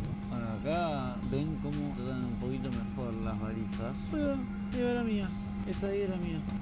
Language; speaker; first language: Spanish; native; Spanish